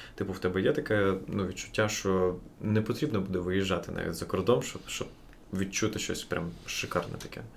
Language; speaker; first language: Ukrainian; non-native, local second language; Russian